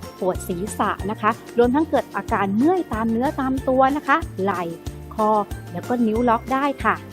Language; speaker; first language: Thai; native; Thai